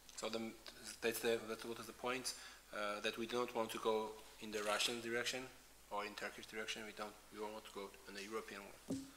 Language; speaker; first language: English; non-native, fluent; Georgian